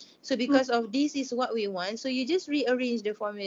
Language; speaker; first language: English; non-native, local second language; Malay